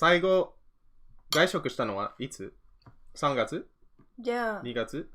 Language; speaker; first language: Japanese; non-native, learner; English